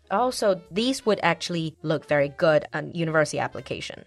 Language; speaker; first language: English; non-native, fluent; Chinese